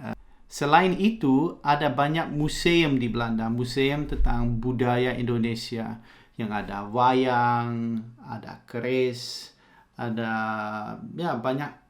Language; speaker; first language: Indonesian; early bilingual, heritage; Dutch